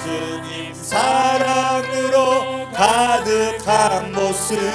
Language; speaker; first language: Korean; native; Korean